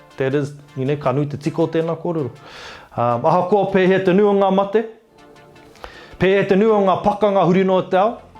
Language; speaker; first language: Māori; non-native, local second language; English